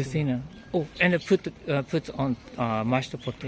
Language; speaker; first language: English; non-native, fluent; Japanese